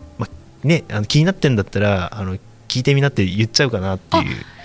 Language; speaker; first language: Japanese; native; Japanese